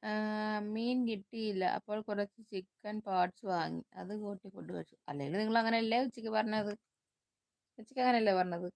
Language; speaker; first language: Malayalam; non-native, local second language; Tamil